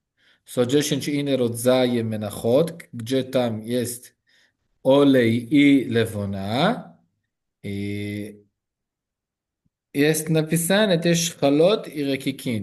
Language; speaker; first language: Polish; non-native, learner; Hebrew